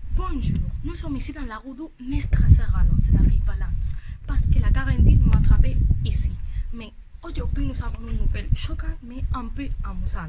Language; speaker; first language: French; non-native, learner; Spanish